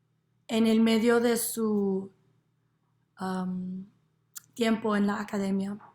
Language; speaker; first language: Spanish; non-native, learner; English